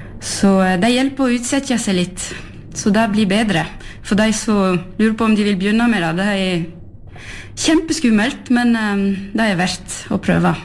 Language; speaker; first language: Norwegian; non-native, fluent; French